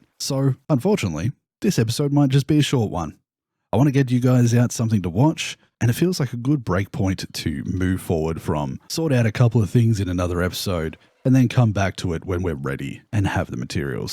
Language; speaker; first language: English; native; English